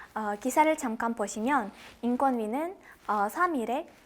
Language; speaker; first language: Korean; non-native, fluent; Kazakh